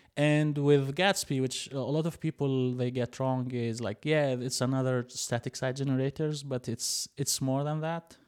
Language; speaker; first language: English; non-native, fluent; Arabic